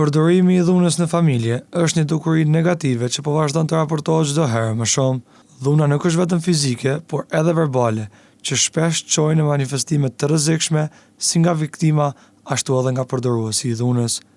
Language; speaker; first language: Albanian; native; Albanian